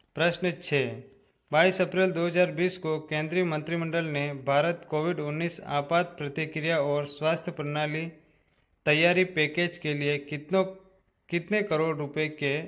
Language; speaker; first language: Hindi; native; Hindi